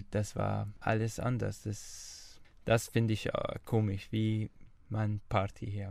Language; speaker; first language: German; non-native, learner; Arabic